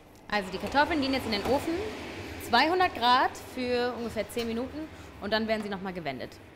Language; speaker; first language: German; native; German